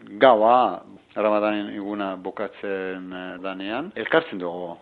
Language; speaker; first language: Basque; non-native, learner; Arabic